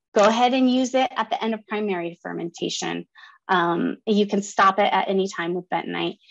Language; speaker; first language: English; native; English